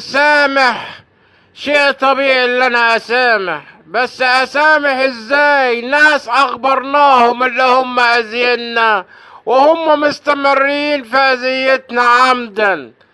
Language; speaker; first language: Arabic; native; Arabic